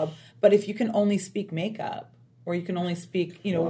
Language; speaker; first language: English; native; English